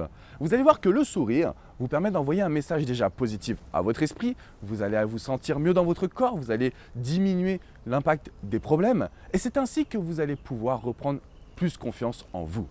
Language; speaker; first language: French; native; French